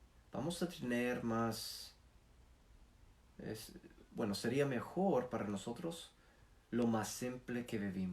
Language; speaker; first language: Spanish; non-native, fluent; English